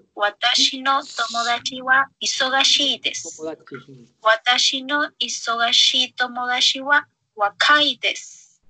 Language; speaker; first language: Japanese; non-native, learner; Spanish